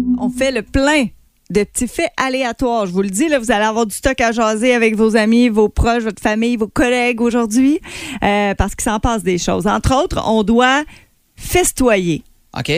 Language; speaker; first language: French; native; French